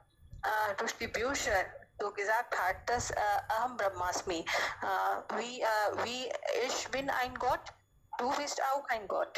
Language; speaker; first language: German; non-native, learner; Hindi